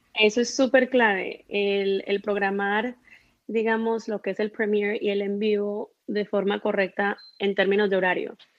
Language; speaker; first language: Spanish; early bilingual, heritage; Spanish